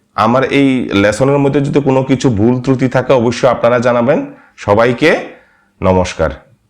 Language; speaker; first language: Bangla; non-native, local second language; Marma